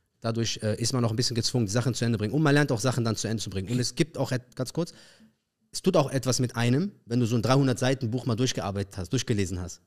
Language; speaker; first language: German; early bilingual, other home language; Arabic